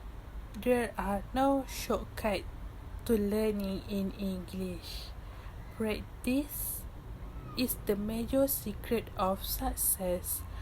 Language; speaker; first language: English; non-native, local second language; Malay